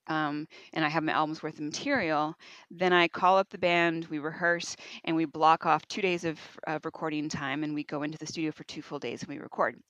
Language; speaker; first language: English; native; English